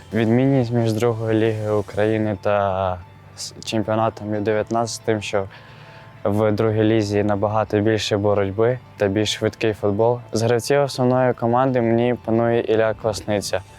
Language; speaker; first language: Ukrainian; native; Ukrainian